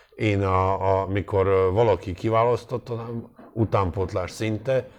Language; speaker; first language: Hungarian; non-native, fluent; Serbian